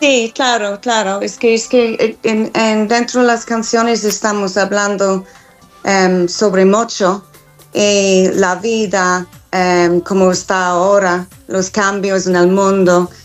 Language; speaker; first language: Spanish; non-native, fluent; English